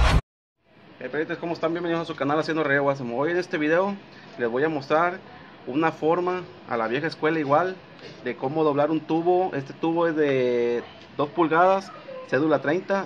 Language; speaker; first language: Spanish; native; Spanish